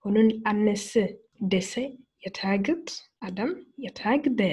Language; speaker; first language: Turkish; non-native, fluent; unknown